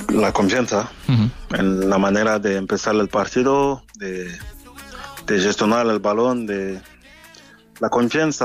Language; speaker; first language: Spanish; non-native, fluent; French